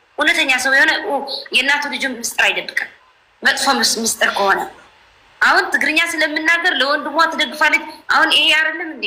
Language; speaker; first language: Amharic; non-native, local second language; Tigrinya